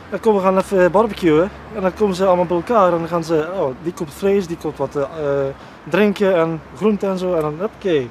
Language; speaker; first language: Dutch; early bilingual, other home language; Polish